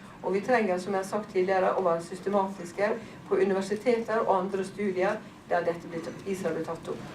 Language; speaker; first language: Norwegian; native; Norwegian